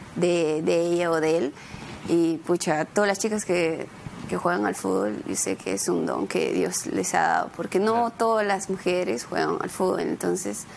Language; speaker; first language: Spanish; native; Spanish